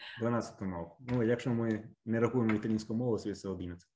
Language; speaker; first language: Ukrainian; non-native, fluent; Italian